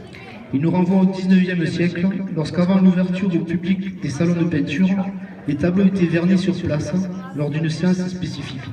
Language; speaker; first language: French; native; French